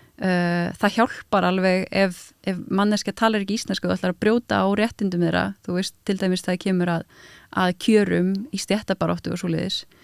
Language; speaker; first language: Icelandic; early bilingual, other home language; French